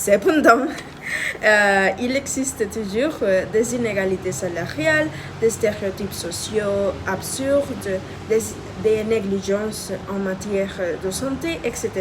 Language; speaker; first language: French; non-native, fluent; Spanish